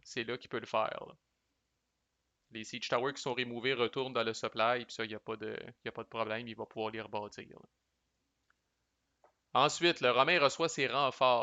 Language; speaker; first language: French; native; French